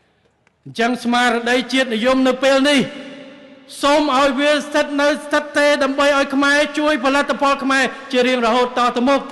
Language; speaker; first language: Khmer; native; Khmer